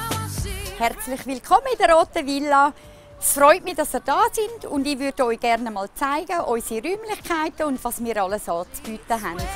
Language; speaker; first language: German; native; German